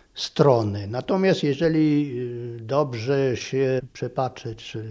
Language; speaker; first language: Polish; non-native, fluent; French